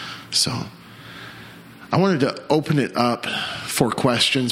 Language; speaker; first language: English; native; English